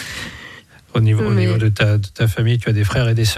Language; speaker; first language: French; native; French